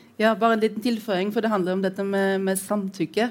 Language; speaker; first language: Norwegian; non-native, fluent; German